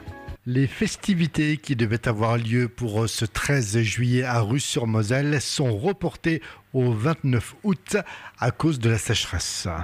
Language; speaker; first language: French; native; French